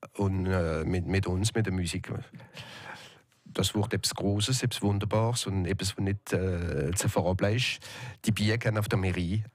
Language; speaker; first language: German; non-native, local second language; French